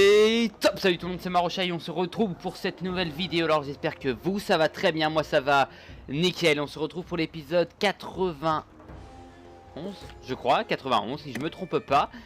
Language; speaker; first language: French; native; French